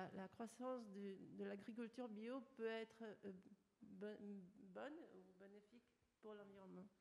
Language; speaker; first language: French; non-native, fluent; Spanish